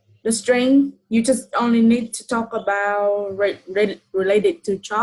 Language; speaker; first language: English; non-native, fluent; Vietnamese